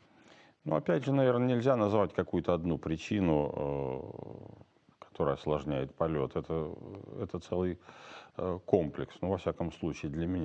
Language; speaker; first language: Russian; native; Russian